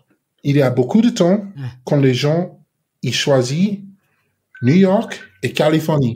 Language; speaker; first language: French; non-native, learner; English